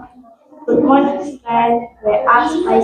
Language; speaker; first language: English; non-native, learner; Indonesian